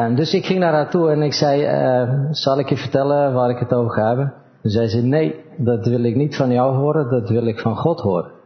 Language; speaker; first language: Dutch; early bilingual, other home language; Romanian